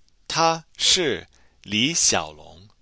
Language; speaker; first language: Chinese; non-native, fluent; English